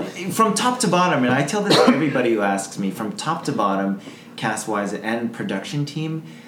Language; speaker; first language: English; native; English